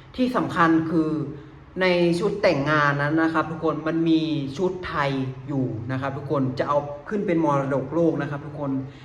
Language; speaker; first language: Thai; native; Thai